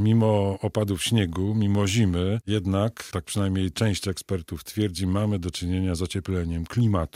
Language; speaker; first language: Polish; native; Polish